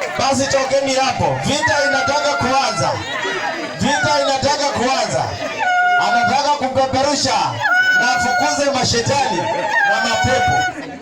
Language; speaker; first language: Swahili; non-native, local second language; Luo (Kenya and Tanzania)